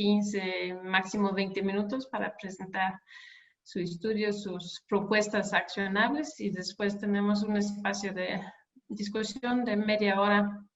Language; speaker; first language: Spanish; non-native, fluent; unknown